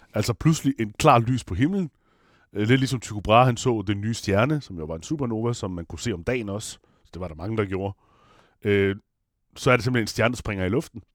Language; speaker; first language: Danish; non-native, fluent; Italian